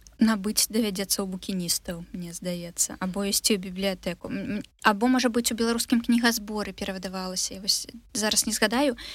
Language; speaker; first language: Belarusian; non-native, local second language; Russian